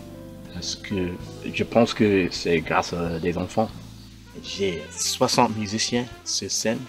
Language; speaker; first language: French; non-native, learner; English